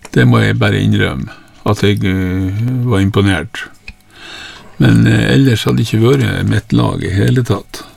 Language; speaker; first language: Norwegian; native; Norwegian